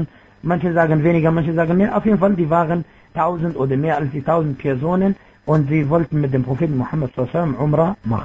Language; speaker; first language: German; non-native, fluent; Arabic